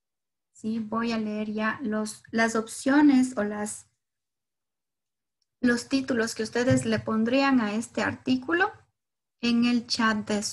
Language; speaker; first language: Spanish; native; Spanish